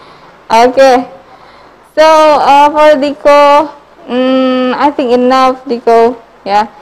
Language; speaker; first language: English; non-native, learner; Indonesian